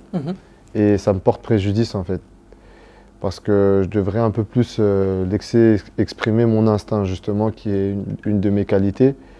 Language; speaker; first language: French; early bilingual, other home language; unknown